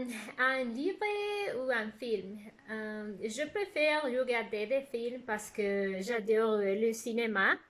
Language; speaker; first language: French; non-native, fluent; Spanish